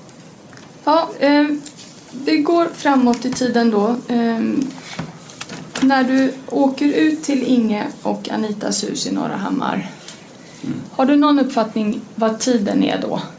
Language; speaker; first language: Swedish; native; Swedish